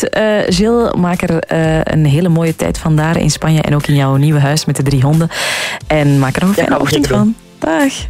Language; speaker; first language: Dutch; native; Dutch